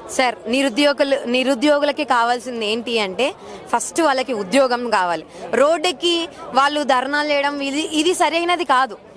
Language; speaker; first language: Telugu; native; Telugu